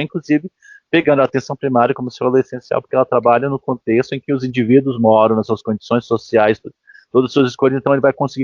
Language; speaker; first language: Portuguese; native; Portuguese